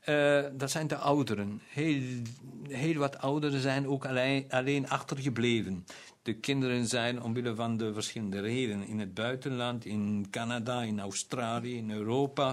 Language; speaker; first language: Dutch; non-native, local second language; German